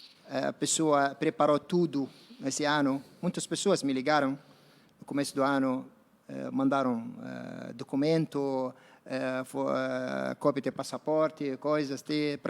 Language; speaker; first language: Portuguese; non-native, learner; Arabic